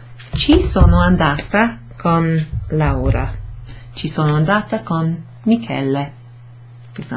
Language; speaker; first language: Italian; non-native, fluent; English